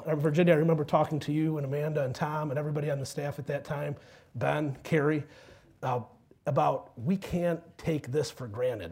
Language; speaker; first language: English; native; English